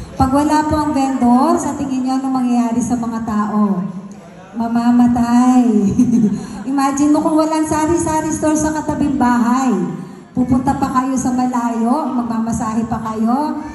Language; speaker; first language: Filipino; non-native, local second language; Masbatenyo